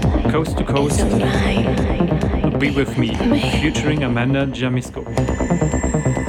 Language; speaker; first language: English; non-native, fluent; German